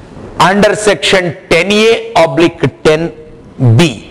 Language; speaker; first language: English; non-native, local second language; Hindi